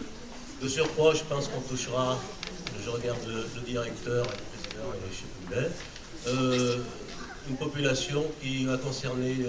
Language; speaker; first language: French; native; French